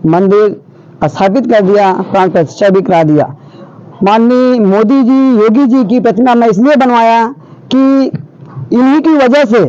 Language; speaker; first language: Hindi; native; Hindi